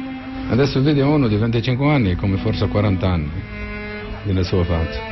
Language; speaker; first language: Italian; non-native, learner; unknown